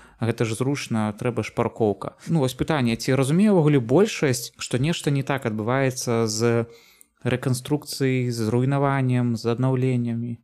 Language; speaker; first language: Belarusian; non-native, local second language; Russian